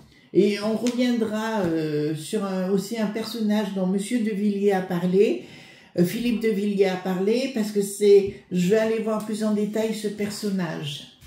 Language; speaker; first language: French; native; French